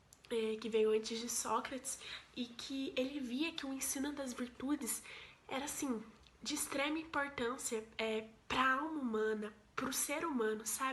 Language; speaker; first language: Portuguese; native; Portuguese